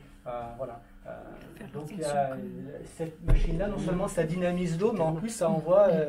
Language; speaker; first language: French; native; French